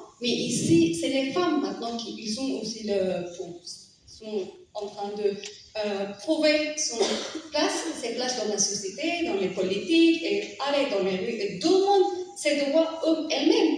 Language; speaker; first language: French; non-native, fluent; Persian